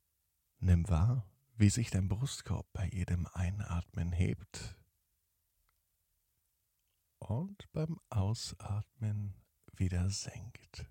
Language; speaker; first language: German; native; German